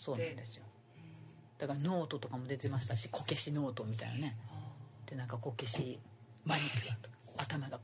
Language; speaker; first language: Japanese; native; Japanese